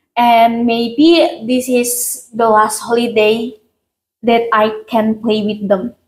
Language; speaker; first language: English; non-native, learner; Indonesian